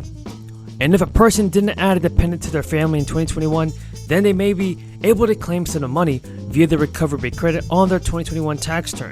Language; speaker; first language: English; native; English